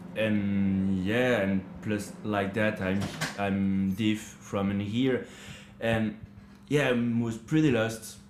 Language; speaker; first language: English; non-native, learner; French